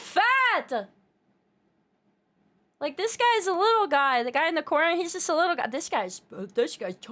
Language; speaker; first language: English; native; English